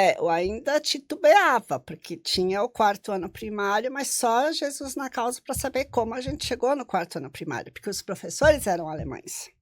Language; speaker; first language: Portuguese; non-native, local second language; German